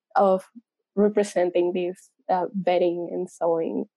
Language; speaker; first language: English; non-native, fluent; Spanish